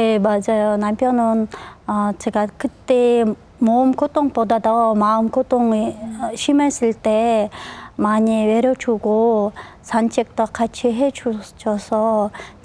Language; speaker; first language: Korean; non-native, learner; Kyrgyz